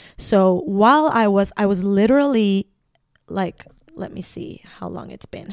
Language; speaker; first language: English; non-native, fluent; Spanish